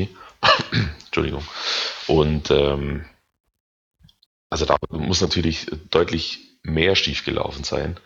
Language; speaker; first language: German; native; German